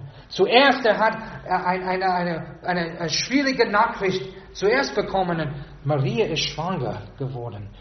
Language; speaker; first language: German; non-native, fluent; English